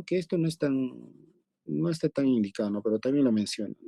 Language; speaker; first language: Spanish; native; Spanish